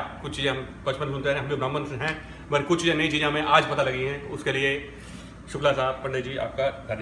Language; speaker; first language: Hindi; native; Hindi